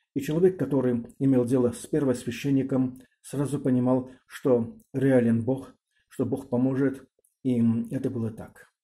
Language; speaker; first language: Russian; non-native, local second language; Armenian